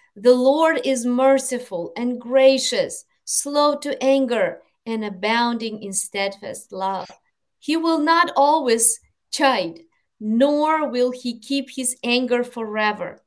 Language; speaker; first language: English; non-native, fluent; Ukrainian